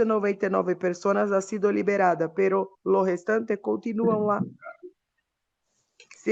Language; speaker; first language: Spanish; non-native, learner; Portuguese